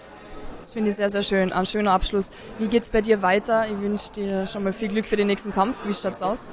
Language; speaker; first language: German; native; German